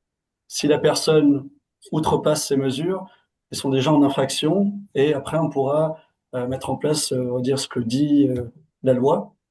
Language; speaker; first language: French; native; French